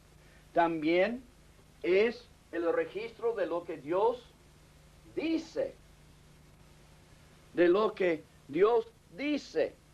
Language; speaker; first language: Spanish; non-native, fluent; English